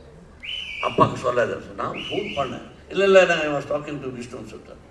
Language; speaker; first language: Tamil; non-native, learner; Telugu